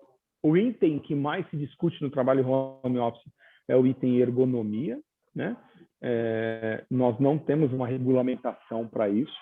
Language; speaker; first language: Portuguese; native; Portuguese